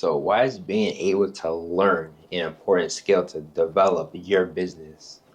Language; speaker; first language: English; native; English